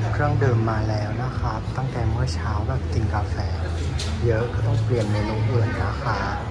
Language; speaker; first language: Thai; non-native, fluent; Vietnamese